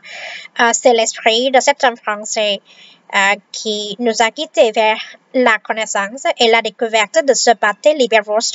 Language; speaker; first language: French; non-native, fluent; Vietnamese